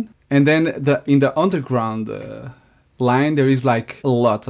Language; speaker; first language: English; non-native, fluent; Portuguese